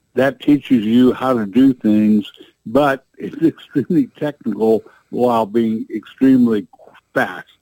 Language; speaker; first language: English; native; English